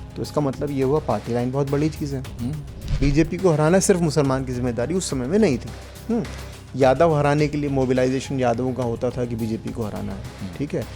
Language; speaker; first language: Hindi; native; Hindi